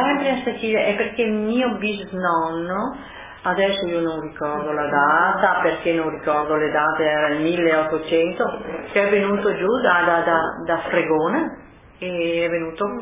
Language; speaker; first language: Italian; early bilingual, other home language; French